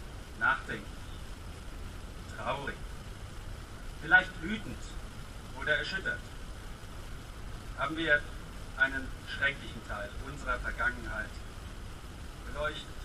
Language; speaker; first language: German; native; German